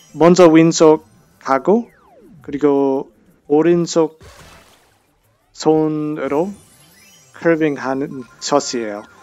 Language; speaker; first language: Korean; non-native, fluent; English